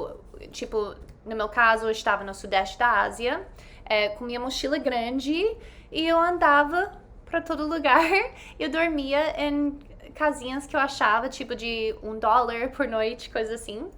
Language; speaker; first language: Portuguese; non-native, fluent; English